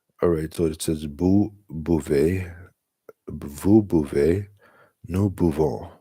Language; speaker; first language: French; non-native, learner; English